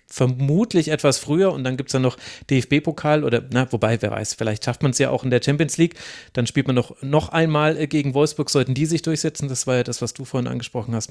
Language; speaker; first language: German; native; German